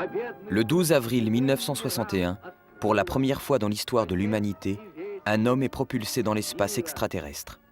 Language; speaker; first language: French; native; French